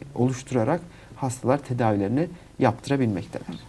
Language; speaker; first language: Turkish; native; Turkish